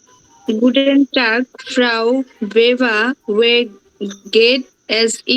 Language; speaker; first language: German; non-native, learner; Bangla